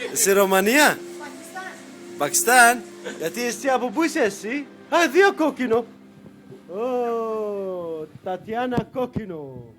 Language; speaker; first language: Greek; non-native, learner; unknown